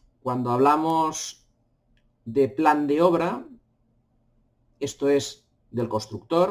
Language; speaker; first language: Spanish; native; Spanish